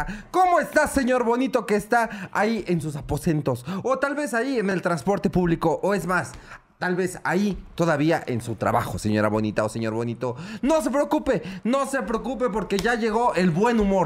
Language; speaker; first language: Spanish; native; Spanish